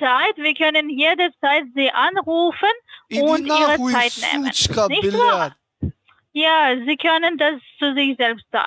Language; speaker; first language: German; non-native, learner; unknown